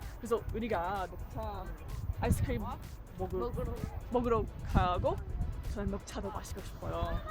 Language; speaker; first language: Korean; non-native, learner; English